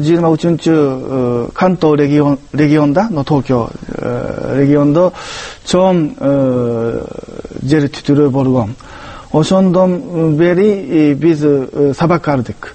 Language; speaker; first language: Kyrgyz; non-native, fluent; Japanese